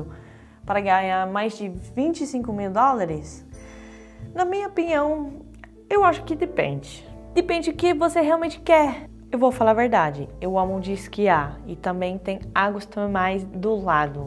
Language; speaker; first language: Portuguese; non-native, fluent; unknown